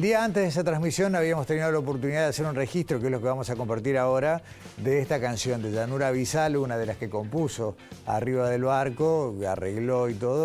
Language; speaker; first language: Spanish; native; Spanish